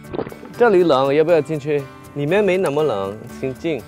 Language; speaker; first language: Chinese; non-native, local second language; Cantonese